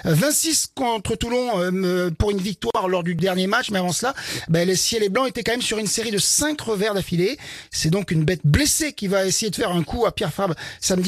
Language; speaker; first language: French; native; French